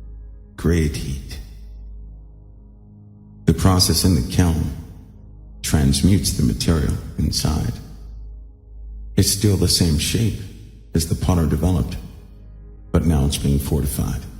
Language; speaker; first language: English; native; English